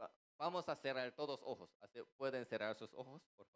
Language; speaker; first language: Spanish; non-native, fluent; Korean